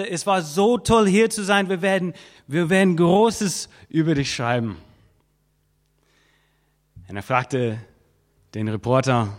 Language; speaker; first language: German; non-native, fluent; English